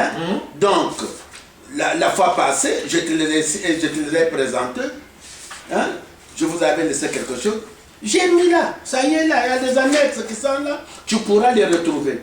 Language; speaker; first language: French; non-native, local second language; Lingala